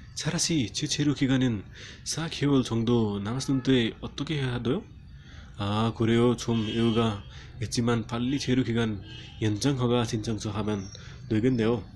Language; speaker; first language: Korean; non-native, learner; Nepali